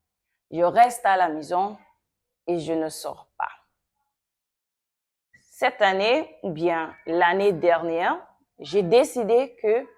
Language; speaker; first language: French; non-native, fluent; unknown